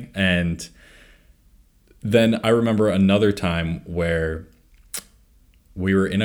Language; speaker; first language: English; native; English